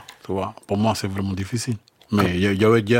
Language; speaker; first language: French; non-native, fluent; Spanish